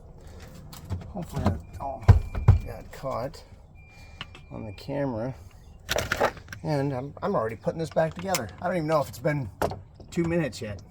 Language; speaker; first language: English; native; English